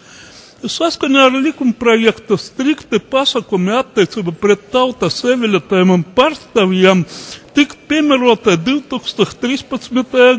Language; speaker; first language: Latvian; non-native, local second language; Russian